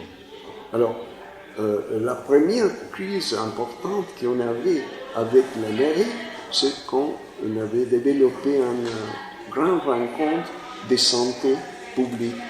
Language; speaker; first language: French; non-native, fluent; Spanish